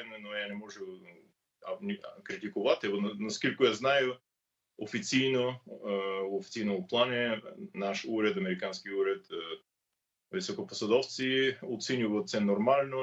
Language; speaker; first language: Ukrainian; non-native, learner; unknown